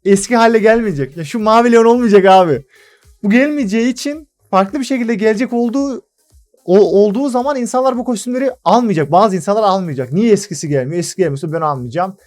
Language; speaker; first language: Turkish; native; Turkish